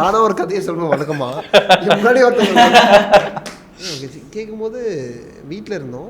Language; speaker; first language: Tamil; native; Tamil